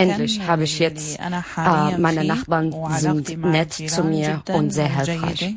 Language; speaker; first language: German; non-native, learner; Arabic